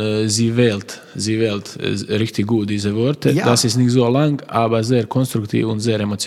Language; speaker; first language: German; non-native, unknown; Croatian